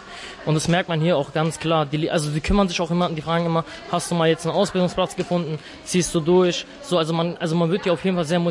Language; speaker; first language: German; native; German